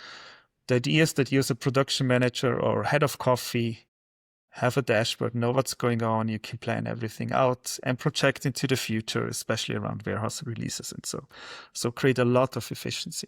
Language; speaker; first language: English; non-native, fluent; German